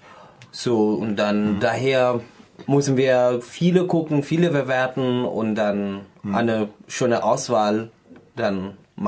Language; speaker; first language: German; non-native, fluent; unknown